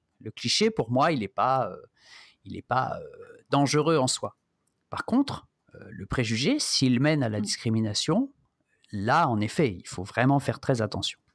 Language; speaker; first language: French; native; French